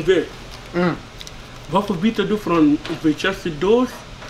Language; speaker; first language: Swedish; non-native, learner; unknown